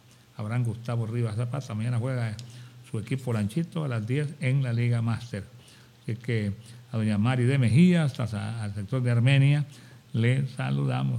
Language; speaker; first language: Spanish; native; Spanish